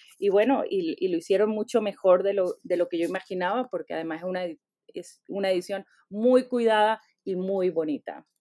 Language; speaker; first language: Spanish; native; Spanish